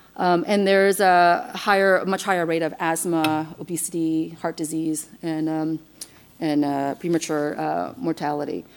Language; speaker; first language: English; non-native, fluent; Chinese